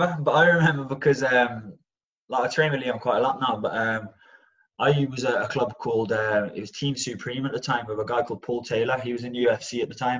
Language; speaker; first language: English; native; English